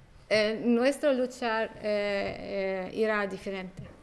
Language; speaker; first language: Spanish; non-native, learner; Arabic